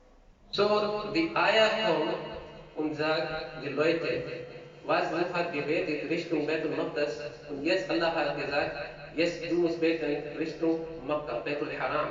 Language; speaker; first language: German; non-native, learner; Urdu